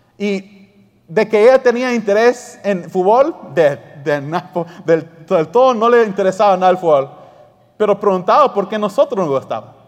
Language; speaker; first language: Spanish; early bilingual, heritage; Spanish